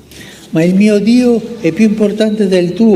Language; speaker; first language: Italian; non-native, fluent; Spanish